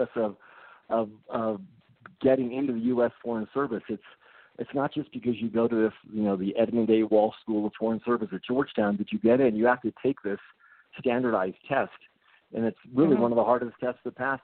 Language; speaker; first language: English; early bilingual, other home language; Japanese